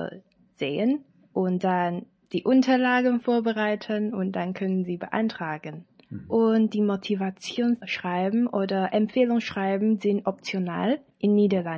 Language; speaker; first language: German; non-native, learner; Chinese